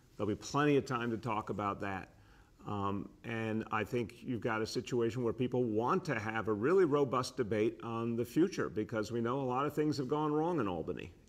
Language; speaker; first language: English; native; English